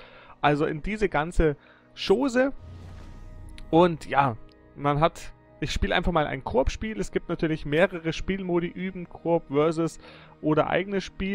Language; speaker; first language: German; native; German